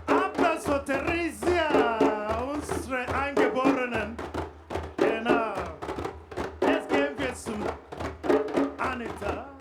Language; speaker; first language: German; non-native, fluent; Igbo